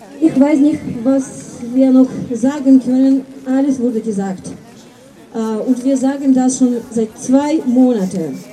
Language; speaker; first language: German; non-native, fluent; Ukrainian